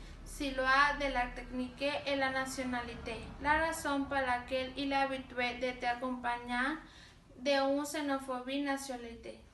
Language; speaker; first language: French; non-native, learner; Spanish